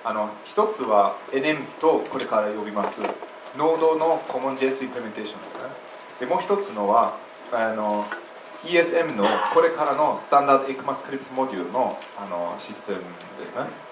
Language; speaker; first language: Japanese; non-native, fluent; English